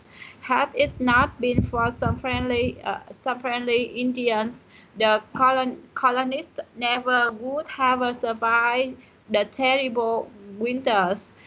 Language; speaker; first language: English; non-native, learner; Vietnamese